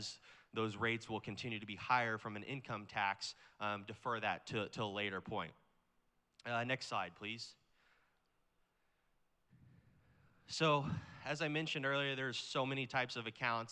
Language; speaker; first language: English; native; English